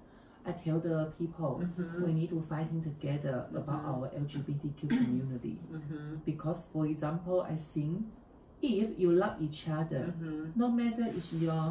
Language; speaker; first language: English; non-native, learner; Chinese